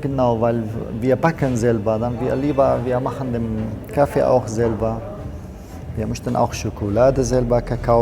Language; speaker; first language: German; non-native, learner; Arabic